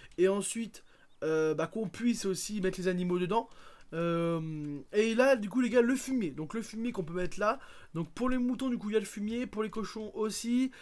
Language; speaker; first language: French; native; French